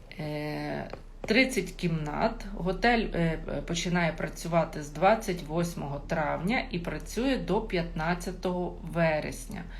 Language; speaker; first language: Ukrainian; non-native, local second language; Russian